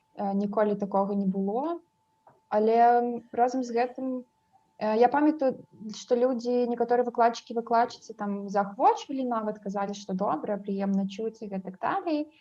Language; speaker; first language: Belarusian; non-native, local second language; Russian